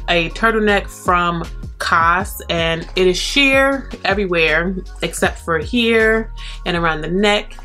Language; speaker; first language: English; native; English